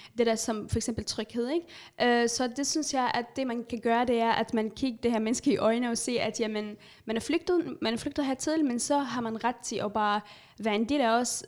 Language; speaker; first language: Danish; non-native, fluent; Arabic